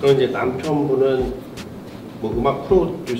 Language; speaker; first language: Korean; native; Korean